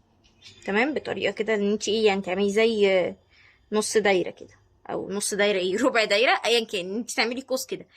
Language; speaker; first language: Arabic; native; Arabic